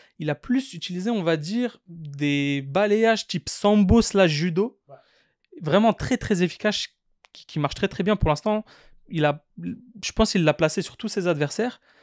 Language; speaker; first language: French; native; French